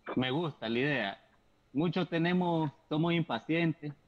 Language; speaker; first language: Spanish; native; Spanish